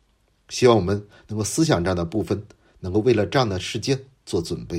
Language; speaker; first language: Chinese; non-native, fluent; Korean